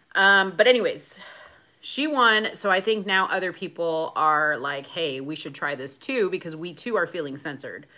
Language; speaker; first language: English; native; English